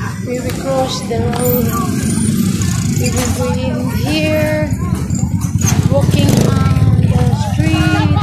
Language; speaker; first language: English; non-native, local second language; Cebuano